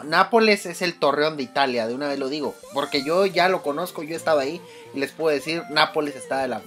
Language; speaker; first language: Spanish; native; Spanish